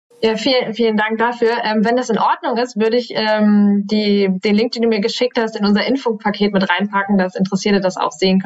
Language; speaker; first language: German; native; German